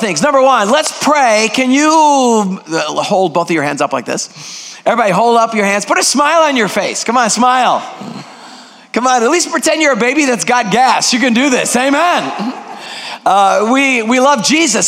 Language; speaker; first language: English; non-native, fluent; Greek